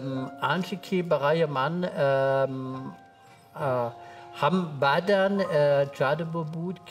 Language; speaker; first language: Persian; non-native, learner; German